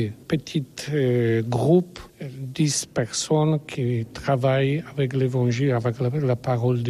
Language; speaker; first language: French; non-native, learner; Polish